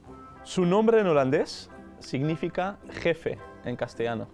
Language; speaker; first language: Spanish; non-native, fluent; Dutch